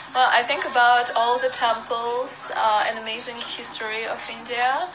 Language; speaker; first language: English; non-native, fluent; Russian